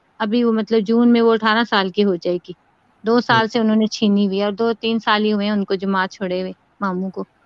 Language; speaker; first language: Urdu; early bilingual, heritage; Urdu